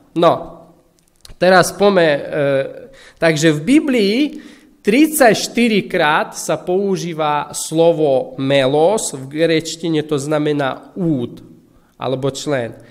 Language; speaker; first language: Slovak; non-native, fluent; Russian